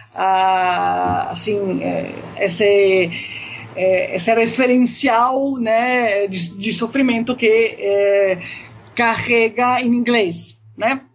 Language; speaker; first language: Portuguese; non-native, fluent; Italian